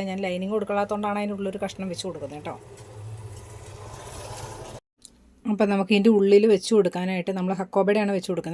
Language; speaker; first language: Malayalam; native; Malayalam